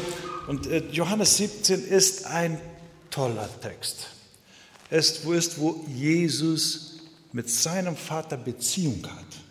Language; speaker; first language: German; non-native, fluent; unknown